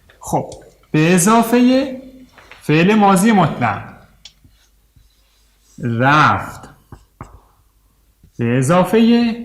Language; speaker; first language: Persian; non-native, fluent; Urdu